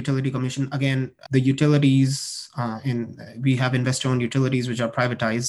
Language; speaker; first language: English; non-native, local second language; Hindi